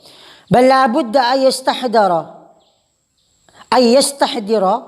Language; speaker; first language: Arabic; non-native, fluent; Indonesian